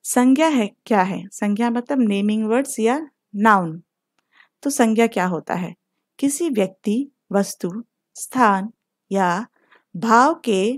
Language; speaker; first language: Hindi; non-native, local second language; Telugu